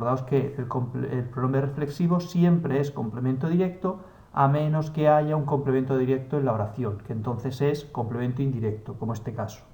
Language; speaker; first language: Spanish; native; Spanish